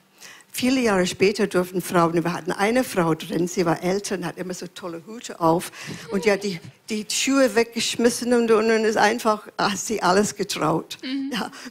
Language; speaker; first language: German; non-native, fluent; English